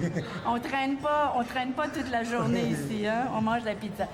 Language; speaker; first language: French; native; French